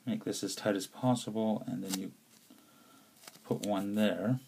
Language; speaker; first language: English; native; English